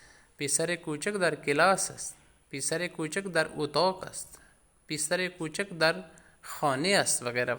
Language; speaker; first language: Persian; non-native, fluent; Urdu